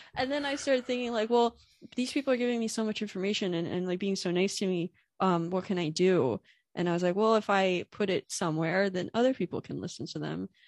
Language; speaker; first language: English; native; English